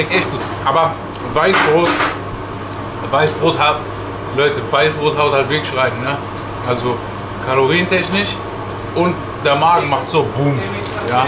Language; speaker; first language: German; native; German